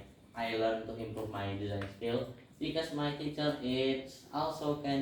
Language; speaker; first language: English; non-native, learner; Indonesian